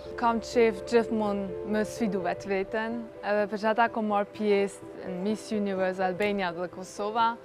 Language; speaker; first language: Albanian; early bilingual, heritage; Albanian